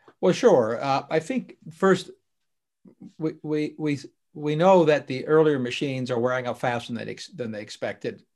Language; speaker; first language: English; native; English